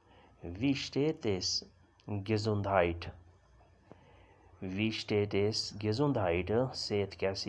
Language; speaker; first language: German; non-native, learner; Urdu